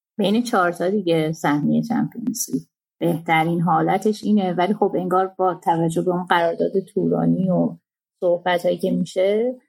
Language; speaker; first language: Persian; native; Persian